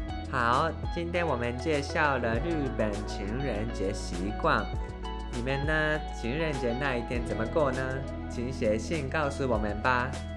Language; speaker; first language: Chinese; non-native, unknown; Japanese